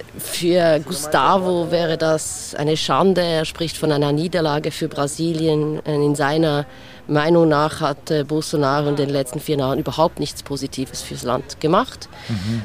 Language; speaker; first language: German; native; German